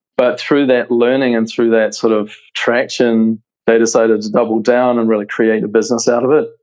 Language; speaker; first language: English; native; English